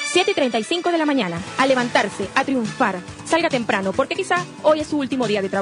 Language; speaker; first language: Spanish; native; Spanish